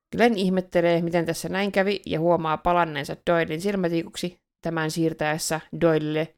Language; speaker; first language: Finnish; native; Finnish